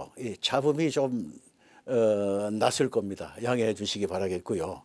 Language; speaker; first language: Korean; native; Korean